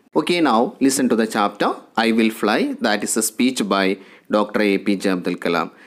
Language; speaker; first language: English; non-native, local second language; Malayalam